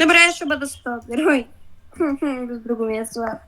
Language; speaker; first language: Bulgarian; native; Bulgarian